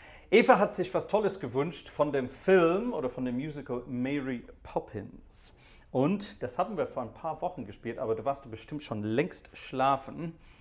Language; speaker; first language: German; non-native, fluent; English